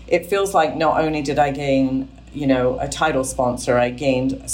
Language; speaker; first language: English; native; English